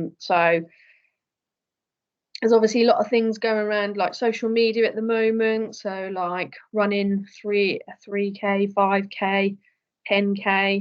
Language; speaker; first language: English; native; English